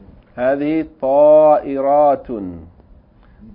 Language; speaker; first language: Arabic; non-native, fluent; English